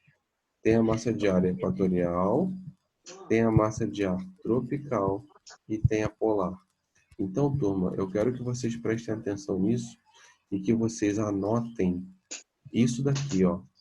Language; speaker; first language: Portuguese; native; Portuguese